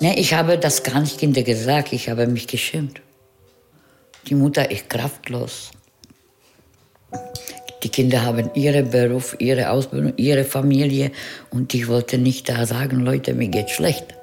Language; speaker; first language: German; non-native, fluent; Czech